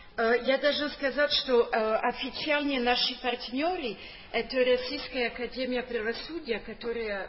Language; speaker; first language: Russian; non-native, fluent; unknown